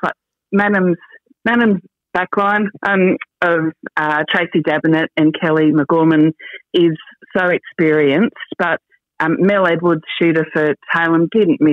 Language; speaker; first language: English; native; English